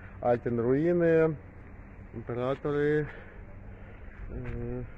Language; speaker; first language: German; non-native, learner; Ukrainian